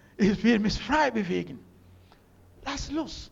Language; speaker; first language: German; non-native, learner; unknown